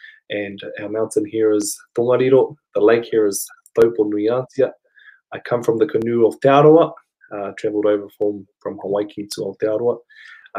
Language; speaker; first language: English; non-native, local second language; Māori